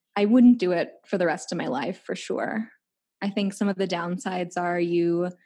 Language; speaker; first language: English; native; English